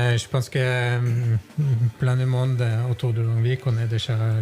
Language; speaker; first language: French; non-native, fluent; Norwegian